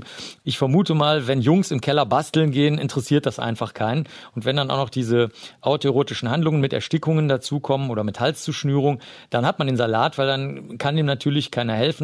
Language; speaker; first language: German; native; German